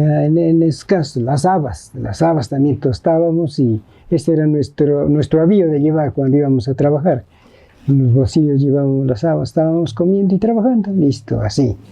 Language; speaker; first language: Spanish; native; Spanish